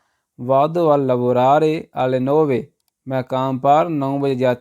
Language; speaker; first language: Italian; non-native, learner; Urdu